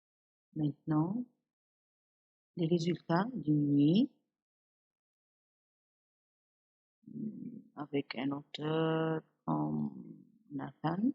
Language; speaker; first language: French; non-native, fluent; Arabic